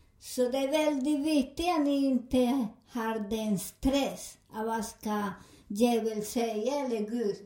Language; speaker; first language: Swedish; non-native, learner; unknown